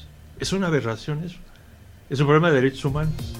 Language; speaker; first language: Spanish; native; Spanish